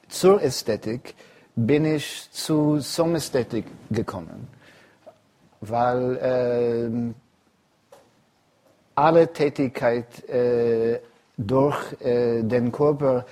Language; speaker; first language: German; non-native, fluent; English